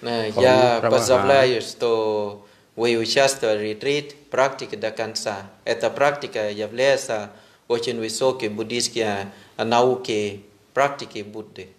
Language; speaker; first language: Russian; non-native, fluent; Thai